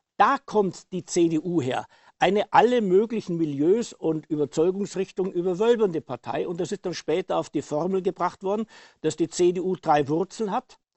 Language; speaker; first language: German; native; German